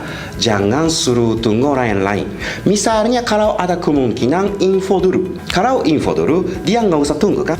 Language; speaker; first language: Indonesian; non-native, fluent; Japanese